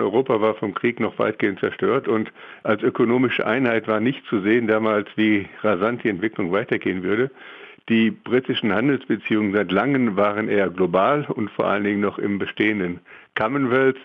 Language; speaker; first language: German; native; German